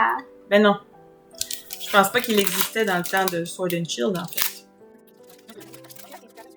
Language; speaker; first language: French; native; French